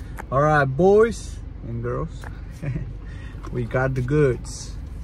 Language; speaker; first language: English; early bilingual, other home language; Spanish